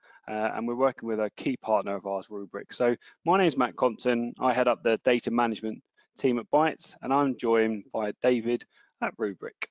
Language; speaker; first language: English; native; English